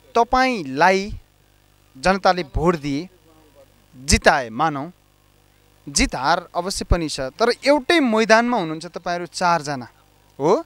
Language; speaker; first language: Nepali; native; Nepali